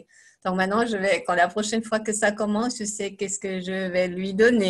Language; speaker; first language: French; non-native, fluent; German